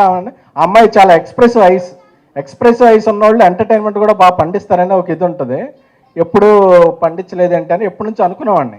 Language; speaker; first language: Telugu; native; Telugu